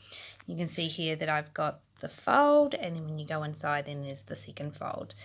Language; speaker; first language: English; native; English